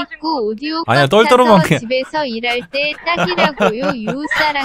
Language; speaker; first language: Korean; native; Korean